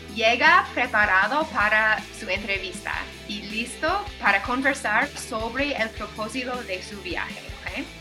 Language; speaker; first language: Spanish; non-native, fluent; English